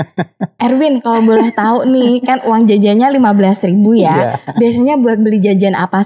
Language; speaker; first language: Indonesian; native; Indonesian